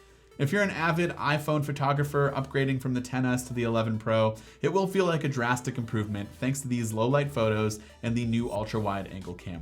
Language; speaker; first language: English; native; English